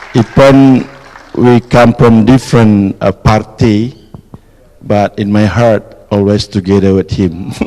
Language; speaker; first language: English; non-native, fluent; Indonesian